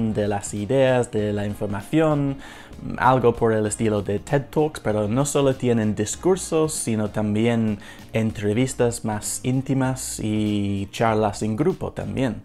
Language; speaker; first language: Spanish; non-native, fluent; English